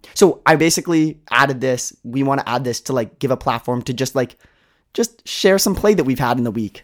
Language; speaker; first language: English; native; English